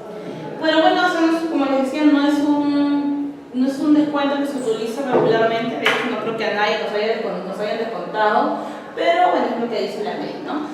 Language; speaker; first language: Spanish; native; Spanish